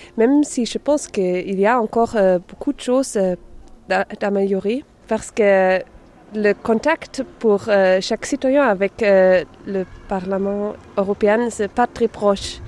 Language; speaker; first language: French; non-native, fluent; German